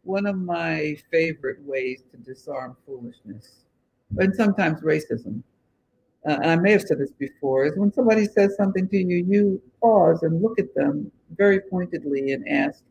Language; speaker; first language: English; native; English